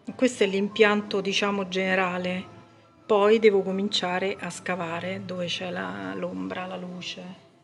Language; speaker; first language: Italian; native; Italian